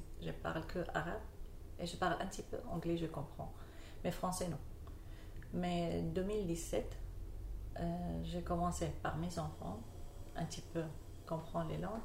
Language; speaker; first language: French; non-native, learner; Arabic